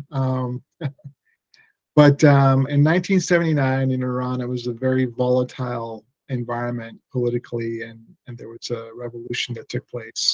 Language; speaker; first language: English; early bilingual, other home language; Persian